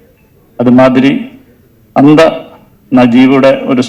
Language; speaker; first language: Tamil; non-native, learner; Malayalam